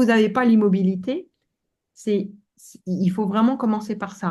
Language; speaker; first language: French; native; French